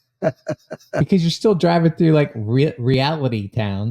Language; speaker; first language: English; native; English